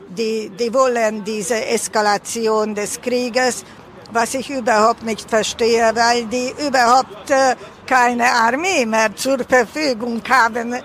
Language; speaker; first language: German; non-native, fluent; Hungarian